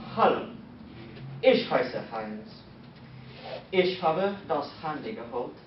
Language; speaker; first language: German; non-native, learner; English